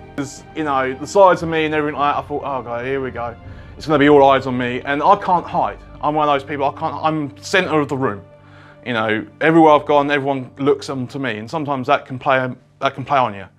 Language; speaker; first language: English; native; English